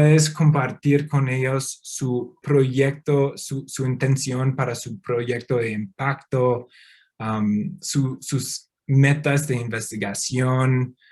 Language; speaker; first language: Spanish; non-native, fluent; English